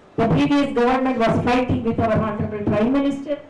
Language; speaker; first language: English; non-native, local second language; Tamil